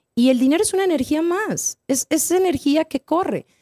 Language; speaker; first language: Spanish; native; Spanish